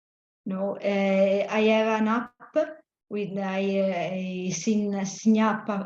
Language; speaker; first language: English; non-native, learner; Italian